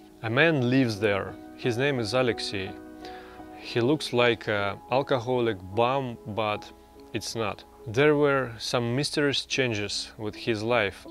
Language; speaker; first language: English; non-native, learner; Russian